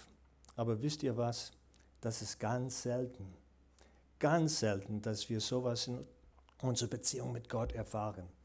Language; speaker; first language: German; non-native, fluent; English